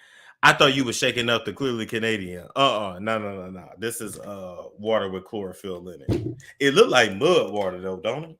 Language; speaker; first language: English; native; English